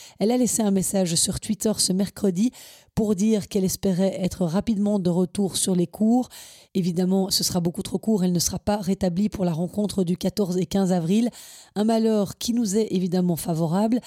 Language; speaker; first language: French; native; French